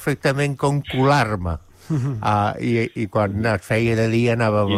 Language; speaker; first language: Catalan; native; Catalan